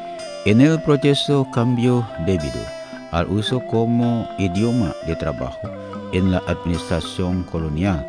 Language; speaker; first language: Spanish; non-native, learner; Indonesian